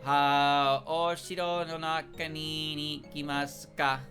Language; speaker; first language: Japanese; non-native, learner; English